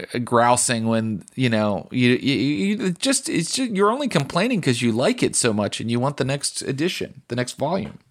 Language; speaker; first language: English; native; English